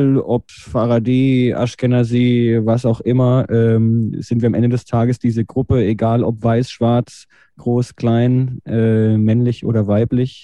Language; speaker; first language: German; native; German